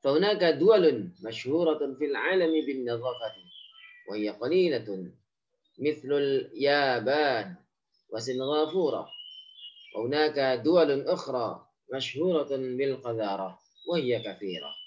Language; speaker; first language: Arabic; non-native, fluent; Indonesian